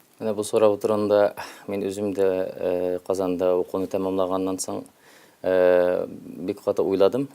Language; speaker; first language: Tatar; early bilingual, heritage; Tatar